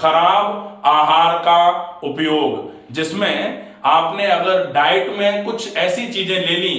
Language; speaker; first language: Hindi; native; Hindi